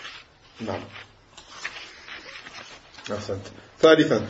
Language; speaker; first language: Arabic; non-native, fluent; French